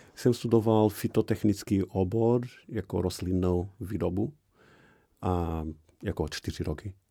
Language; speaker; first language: Czech; non-native, fluent; Portuguese